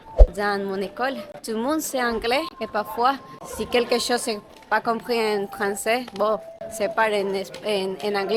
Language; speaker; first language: French; non-native, learner; Spanish